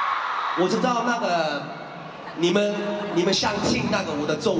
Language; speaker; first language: Chinese; non-native, learner; Korean